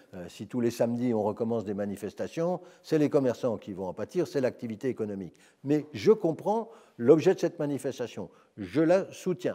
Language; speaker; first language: French; native; French